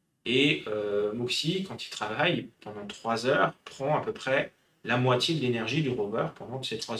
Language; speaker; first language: French; native; French